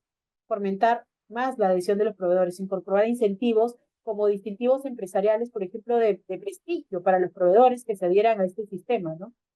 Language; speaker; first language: Spanish; native; Spanish